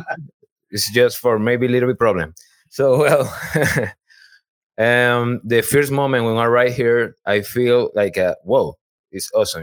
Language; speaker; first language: English; non-native, learner; Spanish